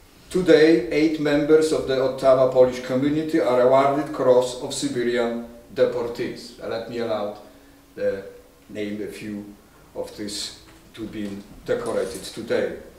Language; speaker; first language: English; non-native, fluent; Polish